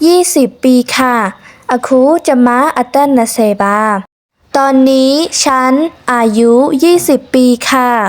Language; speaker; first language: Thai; non-native, fluent; Burmese